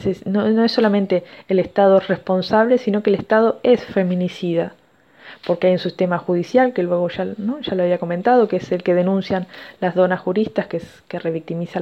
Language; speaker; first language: Spanish; native; Spanish